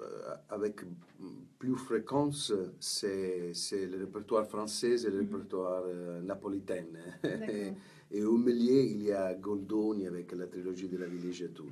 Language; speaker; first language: French; non-native, fluent; Italian